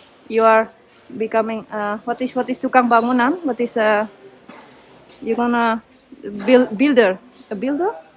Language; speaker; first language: English; non-native, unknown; Indonesian